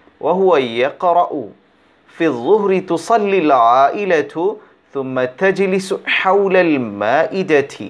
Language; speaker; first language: Arabic; non-native, fluent; Bangla